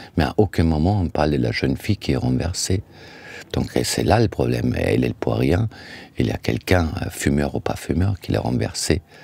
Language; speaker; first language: French; non-native, fluent; German